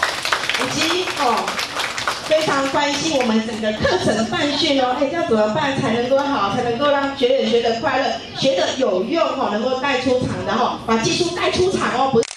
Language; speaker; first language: Chinese; native; Chinese